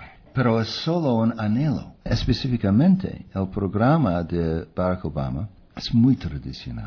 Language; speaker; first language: Spanish; non-native, fluent; English